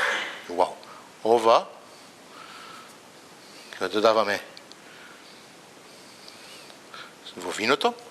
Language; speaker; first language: Macedonian; non-native, fluent; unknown